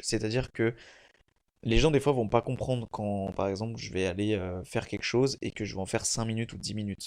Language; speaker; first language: French; native; French